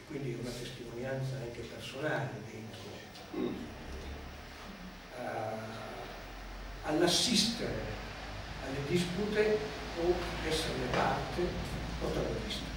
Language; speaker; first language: Italian; native; Italian